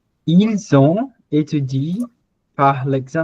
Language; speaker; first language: French; non-native, learner; Portuguese